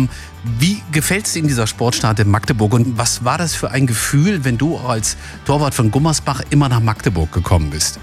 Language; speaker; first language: German; native; German